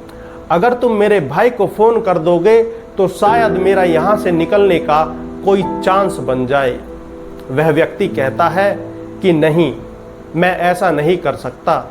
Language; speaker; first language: Hindi; native; Hindi